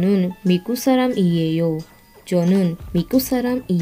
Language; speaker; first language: Korean; non-native, learner; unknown